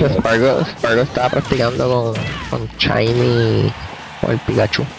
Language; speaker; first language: Spanish; native; Spanish